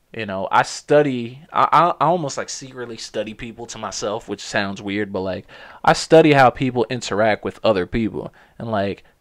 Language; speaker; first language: English; native; English